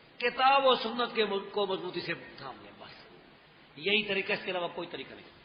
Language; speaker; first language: Urdu; non-native, local second language; Pashto